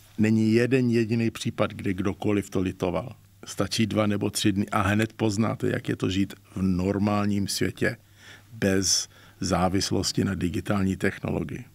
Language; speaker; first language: Czech; native; Czech